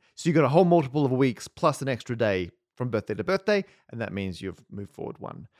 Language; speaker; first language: English; native; English